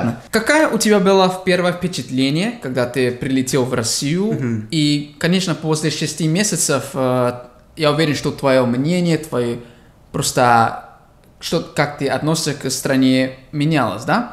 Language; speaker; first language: Russian; non-native, fluent; English